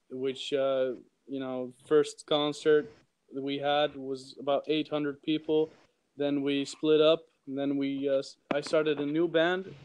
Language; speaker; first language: English; early bilingual, heritage; English